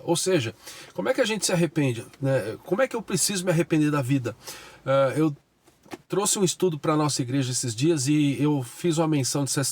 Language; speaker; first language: Portuguese; native; Portuguese